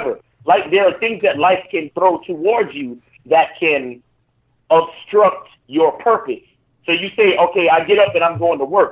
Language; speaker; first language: English; native; English